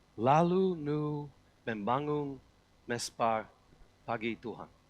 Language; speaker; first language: Indonesian; non-native, learner; English